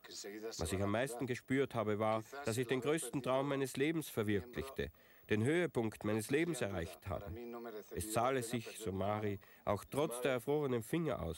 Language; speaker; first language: German; native; German